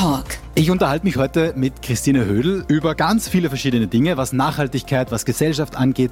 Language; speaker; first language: German; native; German